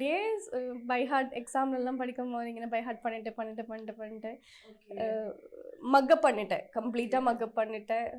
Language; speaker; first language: Tamil; non-native, learner; Malayalam